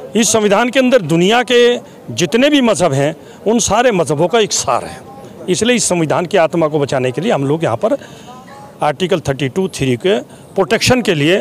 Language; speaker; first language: Hindi; native; Hindi